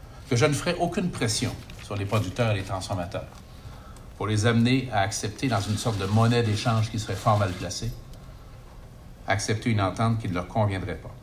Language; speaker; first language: French; native; French